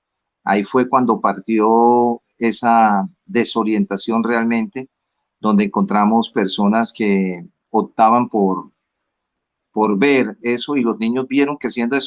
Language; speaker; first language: Spanish; native; Spanish